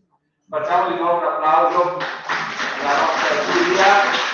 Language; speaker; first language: Italian; native; Italian